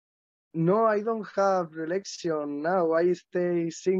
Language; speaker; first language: English; non-native, learner; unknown